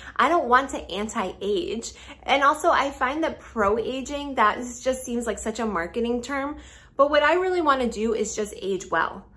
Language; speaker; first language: English; native; English